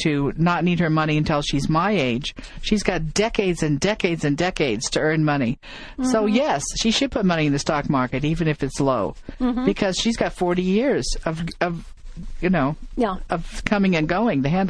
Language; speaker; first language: English; native; English